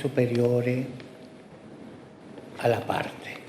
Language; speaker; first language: Italian; non-native, fluent; Spanish